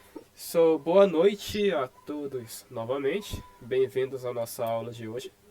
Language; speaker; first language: Portuguese; non-native, fluent; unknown